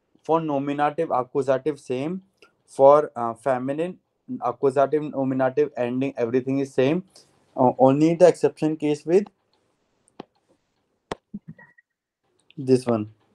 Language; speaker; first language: English; non-native, local second language; Hindi